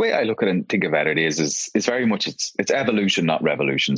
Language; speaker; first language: English; native; English